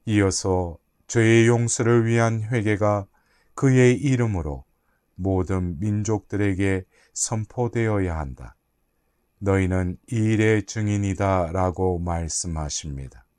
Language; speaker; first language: Korean; native; Korean